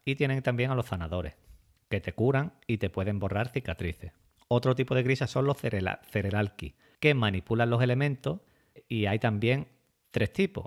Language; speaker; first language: Spanish; native; Spanish